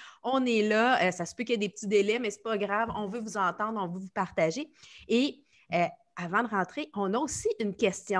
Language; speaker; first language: French; native; French